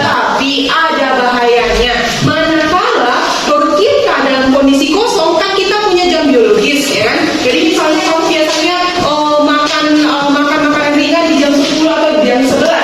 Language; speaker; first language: Indonesian; native; Indonesian